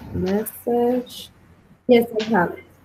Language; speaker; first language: English; non-native, learner; Spanish